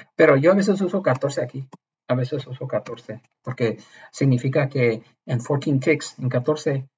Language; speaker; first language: Spanish; early bilingual, heritage; Spanish